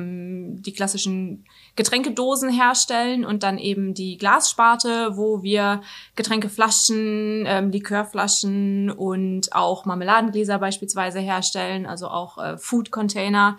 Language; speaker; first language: German; native; German